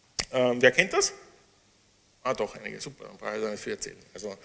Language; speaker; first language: German; native; German